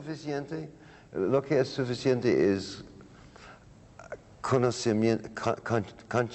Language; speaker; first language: Spanish; non-native, learner; English